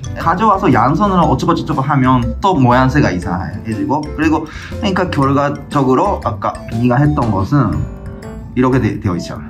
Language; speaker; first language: Korean; non-native, fluent; Japanese